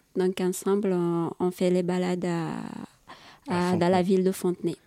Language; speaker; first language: French; non-native, local second language; Fula